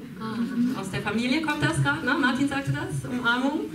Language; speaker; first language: German; native; German